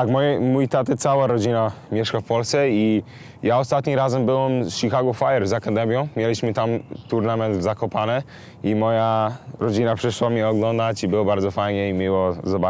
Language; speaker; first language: Polish; early bilingual, heritage; English